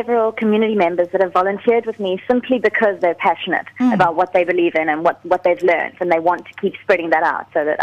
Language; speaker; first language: English; native; English